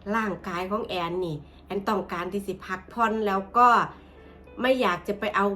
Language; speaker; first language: Thai; native; Thai